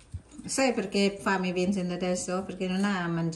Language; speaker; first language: Italian; non-native, learner; Filipino